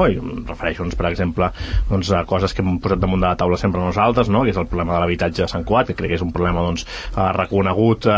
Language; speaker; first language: Catalan; native; Catalan